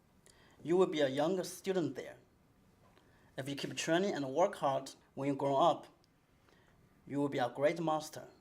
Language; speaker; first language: English; non-native, learner; Chinese